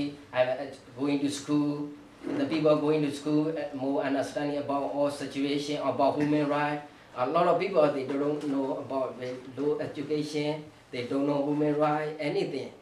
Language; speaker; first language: English; non-native, learner; Burmese